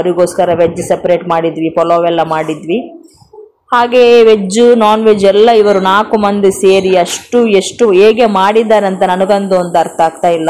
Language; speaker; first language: Kannada; non-native, local second language; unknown